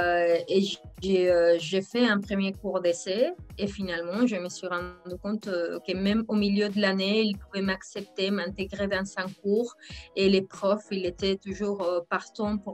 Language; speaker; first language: French; non-native, fluent; Spanish